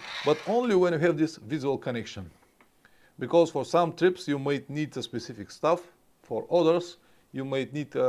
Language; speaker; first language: English; non-native, fluent; Bulgarian